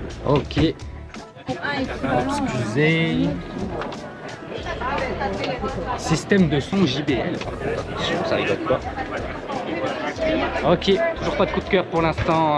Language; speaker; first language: French; native; French